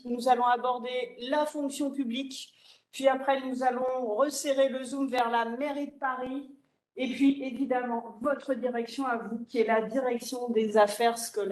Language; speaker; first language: French; native; French